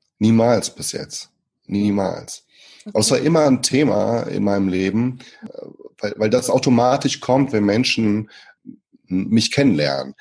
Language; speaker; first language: German; early bilingual, other home language; Portuguese